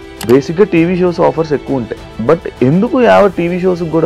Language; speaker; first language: Telugu; native; Telugu